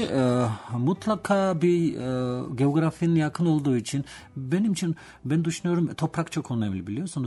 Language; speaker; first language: Turkish; non-native, learner; Georgian